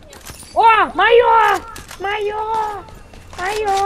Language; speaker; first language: Russian; native; Russian